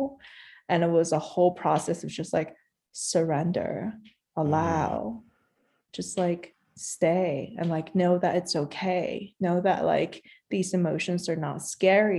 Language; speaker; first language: English; non-native, local second language; Cantonese